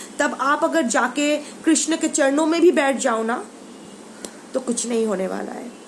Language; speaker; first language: Hindi; non-native, local second language; Bangla